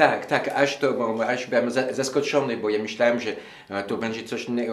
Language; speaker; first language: Polish; non-native, learner; French